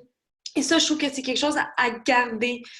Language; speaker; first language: French; native; French